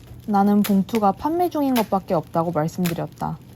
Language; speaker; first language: Korean; native; Korean